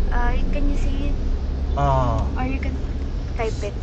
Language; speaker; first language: English; non-native, local second language; Filipino